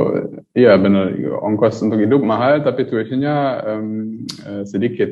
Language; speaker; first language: Indonesian; early bilingual, heritage; German